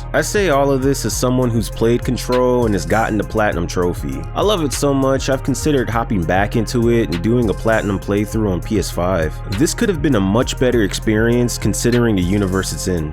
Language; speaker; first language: English; native; English